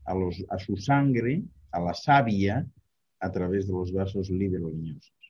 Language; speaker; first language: Spanish; native; Spanish